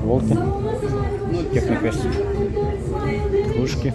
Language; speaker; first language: Russian; non-native, local second language; Azerbaijani